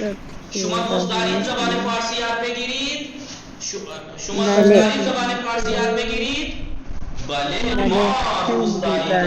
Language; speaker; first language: Persian; non-native, fluent; Urdu